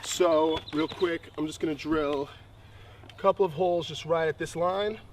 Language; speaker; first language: English; native; English